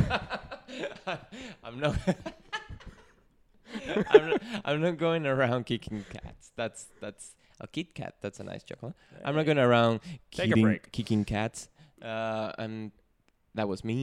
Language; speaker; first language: English; non-native, fluent; Spanish